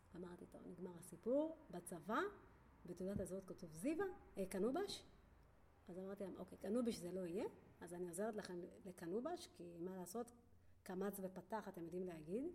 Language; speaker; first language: Hebrew; early bilingual, other home language; Amharic